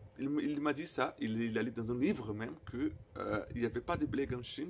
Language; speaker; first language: French; non-native, fluent; Portuguese